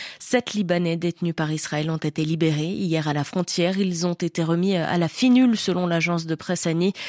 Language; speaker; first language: French; native; French